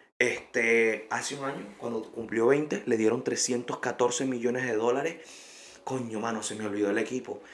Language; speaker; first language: Spanish; native; Spanish